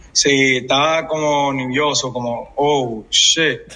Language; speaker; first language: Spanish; early bilingual, heritage; English